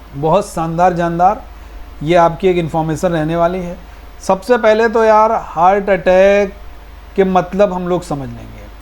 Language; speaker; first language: Hindi; native; Hindi